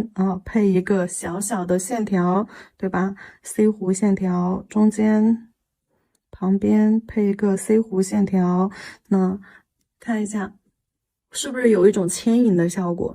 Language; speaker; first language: Chinese; native; Chinese